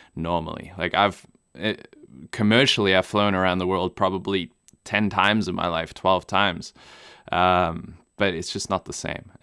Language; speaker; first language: English; non-native, local second language; German